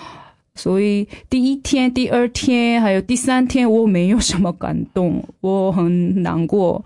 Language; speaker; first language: Chinese; non-native, fluent; Korean